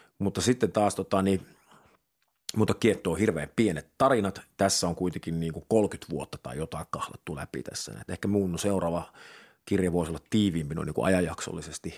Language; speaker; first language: Finnish; native; Finnish